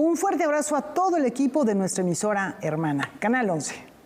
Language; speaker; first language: Spanish; native; Spanish